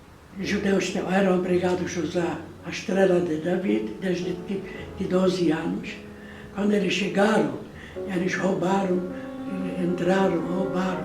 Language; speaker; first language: Portuguese; non-native, fluent; Polish